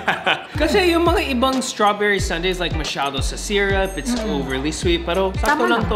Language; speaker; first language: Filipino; non-native, fluent; English